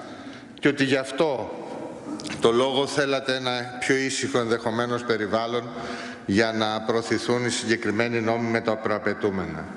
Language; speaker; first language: Greek; native; Greek